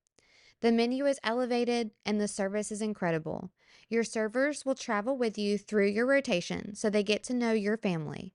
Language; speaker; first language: English; native; English